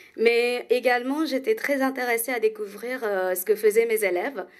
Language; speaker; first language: French; non-native, fluent; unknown